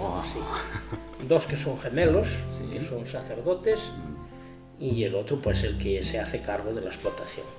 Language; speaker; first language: Spanish; native; Spanish